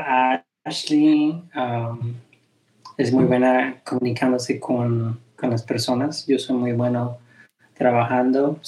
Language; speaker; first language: Spanish; early bilingual, heritage; Spanish